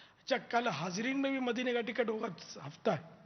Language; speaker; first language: Urdu; native; Urdu